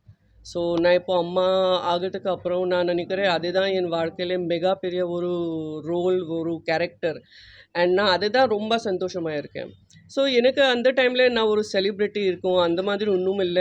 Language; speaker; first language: Tamil; non-native, fluent; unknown